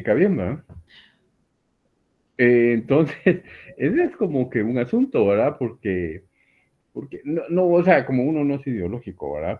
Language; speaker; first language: Spanish; native; Spanish